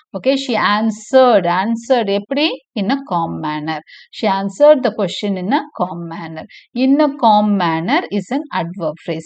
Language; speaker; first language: English; non-native, local second language; Tamil